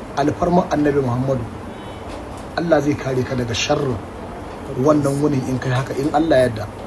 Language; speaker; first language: Hausa; native; Hausa